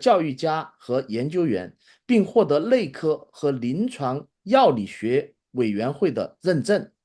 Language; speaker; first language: Chinese; native; Chinese